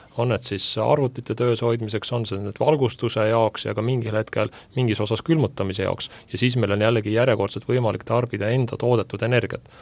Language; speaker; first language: Estonian; native; Estonian